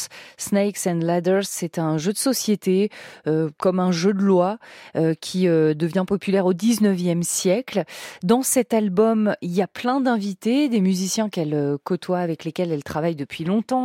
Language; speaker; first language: French; native; French